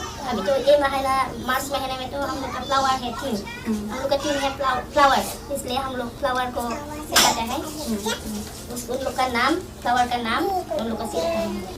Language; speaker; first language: Hindi; non-native, local second language; Garo